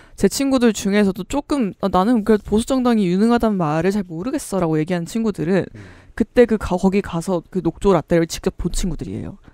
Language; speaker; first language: Korean; native; Korean